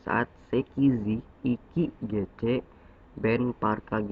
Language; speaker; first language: Turkish; non-native, learner; Indonesian